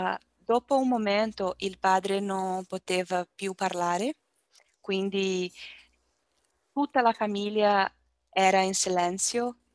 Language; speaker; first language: Italian; non-native, learner; Portuguese